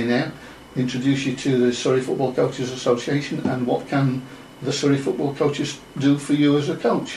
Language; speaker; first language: English; native; English